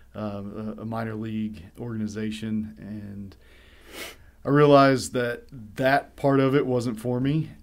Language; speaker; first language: English; native; English